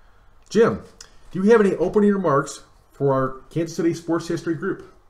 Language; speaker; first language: English; native; English